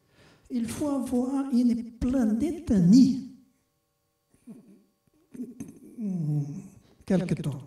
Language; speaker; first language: French; non-native, fluent; Portuguese